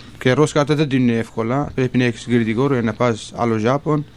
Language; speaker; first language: Greek; non-native, learner; Kurdish